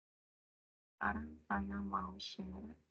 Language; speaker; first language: Indonesian; non-native, fluent; Japanese